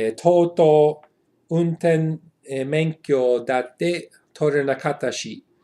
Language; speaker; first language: Japanese; non-native, learner; English